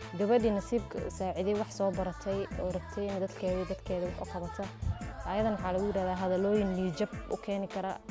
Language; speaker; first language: Somali; native; Somali